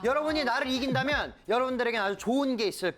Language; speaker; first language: Korean; native; Korean